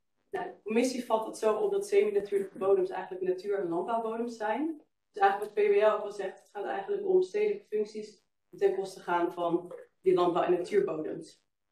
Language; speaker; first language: Dutch; native; Dutch